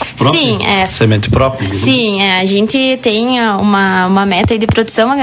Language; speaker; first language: Portuguese; native; Portuguese